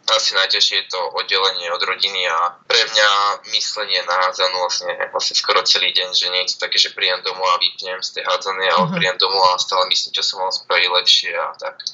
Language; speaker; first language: Slovak; native; Slovak